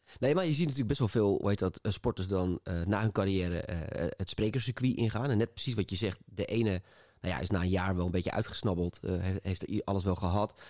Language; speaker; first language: Dutch; native; Dutch